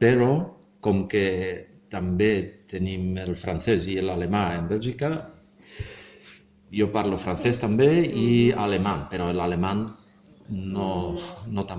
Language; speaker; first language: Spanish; non-native, fluent; Dutch